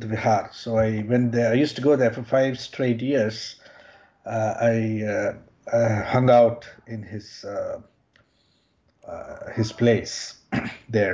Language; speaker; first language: English; non-native, local second language; Tamil